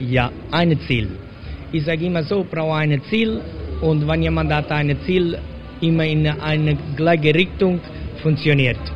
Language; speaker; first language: German; non-native, learner; Italian